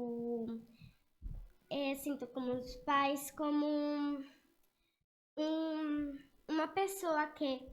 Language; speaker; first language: Portuguese; early bilingual, other home language; Spanish